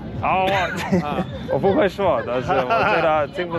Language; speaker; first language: Chinese; non-native, learner; English